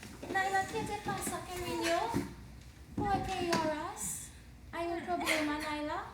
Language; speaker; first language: Spanish; non-native, learner; English